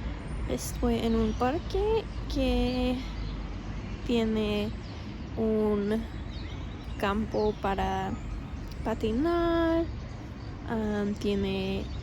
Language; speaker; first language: Spanish; non-native, fluent; English